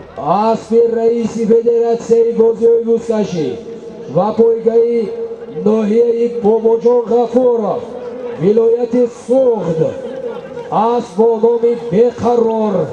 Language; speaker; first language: Tajik; native; Tajik